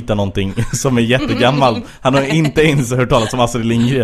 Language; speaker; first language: Swedish; native; Swedish